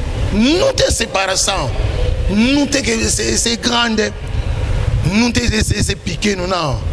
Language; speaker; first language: Portuguese; non-native, learner; Lingala